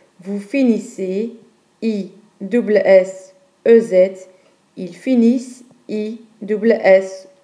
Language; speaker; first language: French; non-native, fluent; Dutch